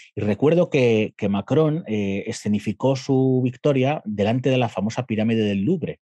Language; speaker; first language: Spanish; native; Spanish